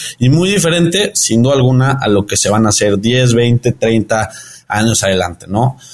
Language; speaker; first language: Spanish; early bilingual, heritage; Spanish